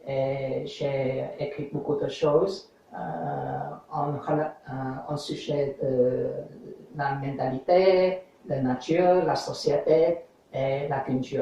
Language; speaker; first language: French; non-native, fluent; English